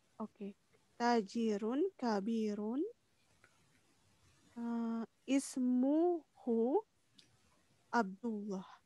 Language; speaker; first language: Arabic; non-native, learner; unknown